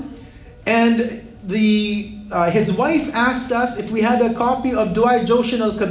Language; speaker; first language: English; native; English